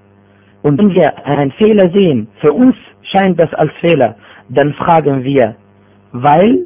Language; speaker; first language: German; non-native, fluent; Arabic